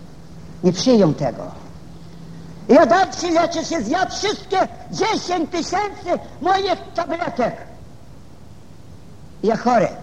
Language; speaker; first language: Polish; non-native, fluent; Ukrainian